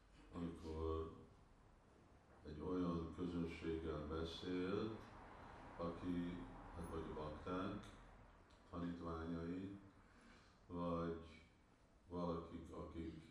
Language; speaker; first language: Hungarian; early bilingual, heritage; Hungarian